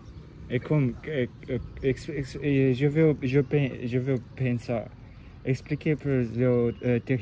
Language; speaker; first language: French; non-native, learner; English